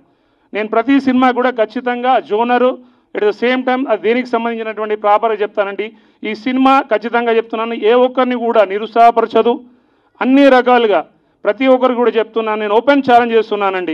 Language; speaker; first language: Telugu; native; Telugu